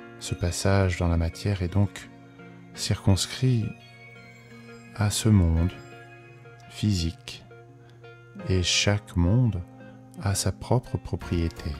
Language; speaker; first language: French; native; French